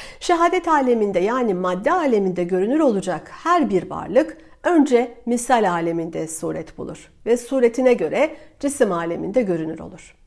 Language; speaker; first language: Turkish; native; Turkish